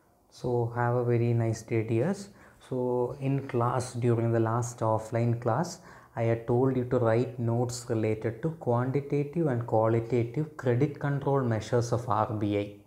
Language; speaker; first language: English; non-native, local second language; Malayalam